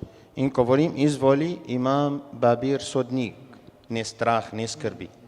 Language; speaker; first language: Slovenian; non-native, learner; Arabic